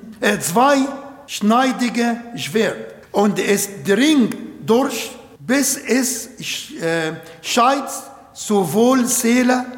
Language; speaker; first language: German; non-native, learner; Arabic